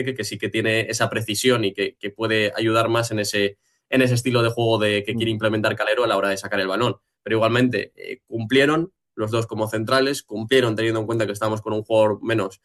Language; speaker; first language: Spanish; native; Spanish